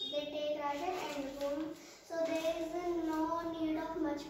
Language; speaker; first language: English; non-native, learner; Hindi